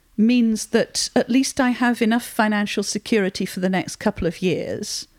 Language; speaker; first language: English; non-native, local second language; French